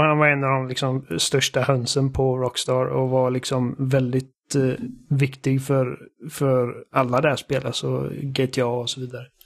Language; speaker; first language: Swedish; native; Swedish